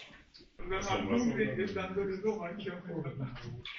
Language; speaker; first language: German; non-native, learner; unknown